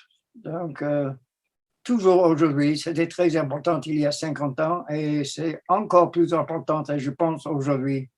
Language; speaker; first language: French; non-native, fluent; English